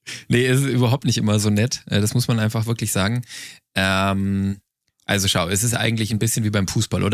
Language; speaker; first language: German; native; German